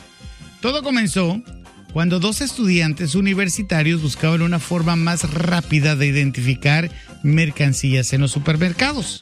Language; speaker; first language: Spanish; native; Spanish